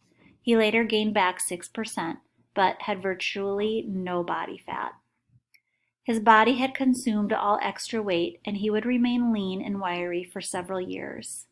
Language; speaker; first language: English; native; English